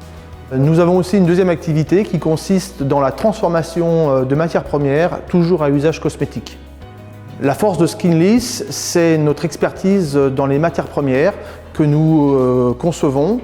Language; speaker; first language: French; native; French